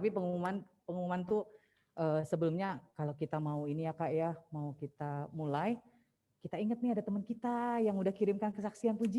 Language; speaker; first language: Indonesian; native; Indonesian